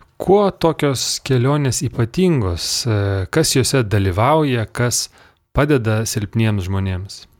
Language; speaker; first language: Lithuanian; native; Lithuanian